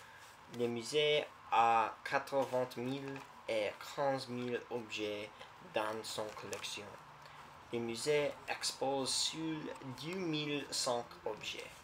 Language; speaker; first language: French; non-native, learner; English